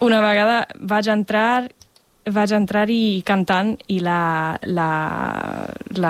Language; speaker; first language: Catalan; non-native, fluent; German